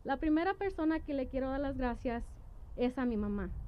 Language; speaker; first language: Spanish; early bilingual, heritage; Spanish